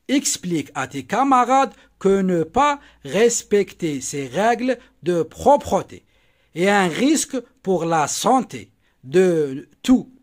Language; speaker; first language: French; non-native, local second language; Arabic